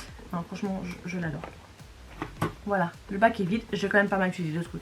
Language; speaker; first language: French; native; French